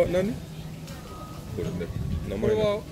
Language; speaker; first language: Japanese; non-native, learner; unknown